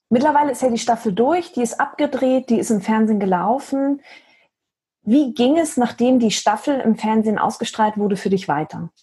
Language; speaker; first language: German; native; German